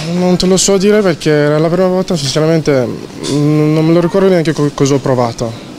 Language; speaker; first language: Italian; non-native, fluent; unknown